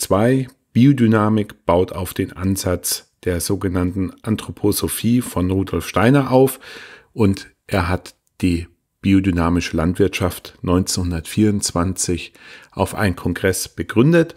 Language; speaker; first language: German; native; German